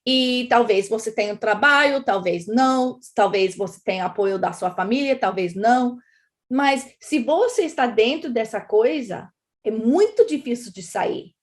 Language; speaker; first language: Portuguese; non-native, fluent; English